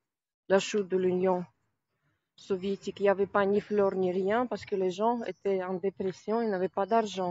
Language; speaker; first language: French; non-native, fluent; Russian